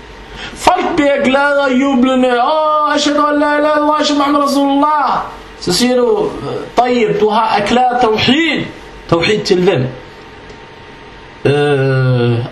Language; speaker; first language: Danish; non-native, fluent; Arabic